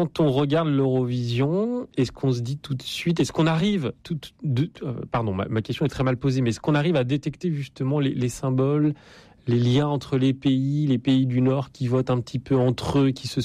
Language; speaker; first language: French; native; French